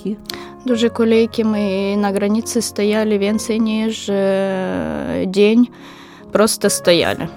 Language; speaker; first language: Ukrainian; non-native, local second language; Russian